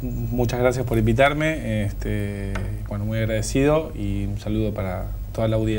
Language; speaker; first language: Spanish; native; Spanish